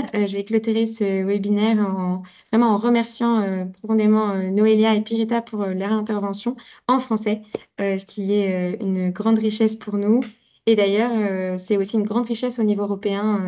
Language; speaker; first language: French; native; French